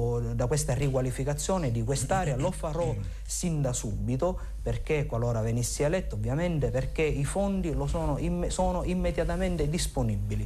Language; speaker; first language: Italian; native; Italian